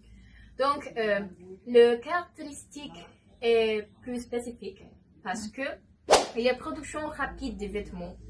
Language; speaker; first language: French; non-native, learner; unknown